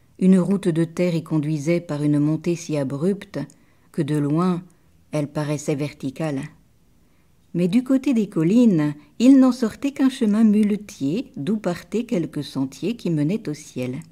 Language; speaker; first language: French; native; French